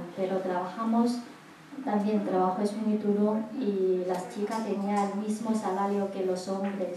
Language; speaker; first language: Spanish; non-native, learner; Chinese